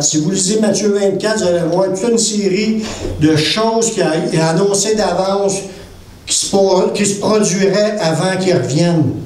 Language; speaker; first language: French; native; French